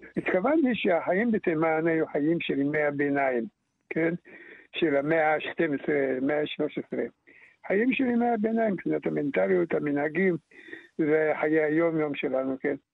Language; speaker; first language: Hebrew; early bilingual, other home language; Arabic